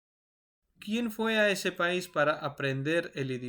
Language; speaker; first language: Spanish; non-native, fluent; Urdu